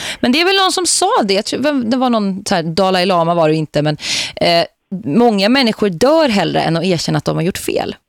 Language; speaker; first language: Swedish; native; Swedish